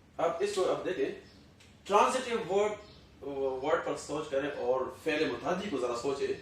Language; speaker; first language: Urdu; non-native, local second language; Pashto